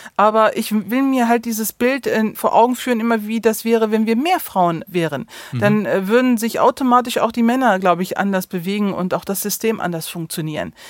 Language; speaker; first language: German; early bilingual, other home language; Turkish